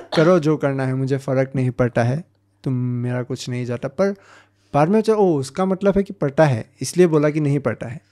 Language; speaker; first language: Hindi; non-native, local second language; Assamese